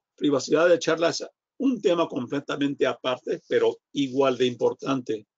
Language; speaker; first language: Spanish; non-native, fluent; English